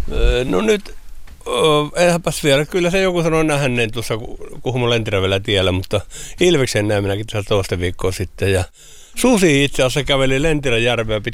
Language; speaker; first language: Finnish; native; Finnish